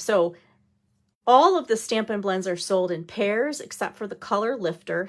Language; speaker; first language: English; native; English